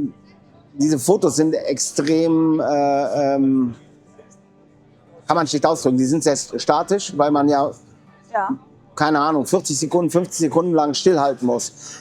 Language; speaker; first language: German; native; German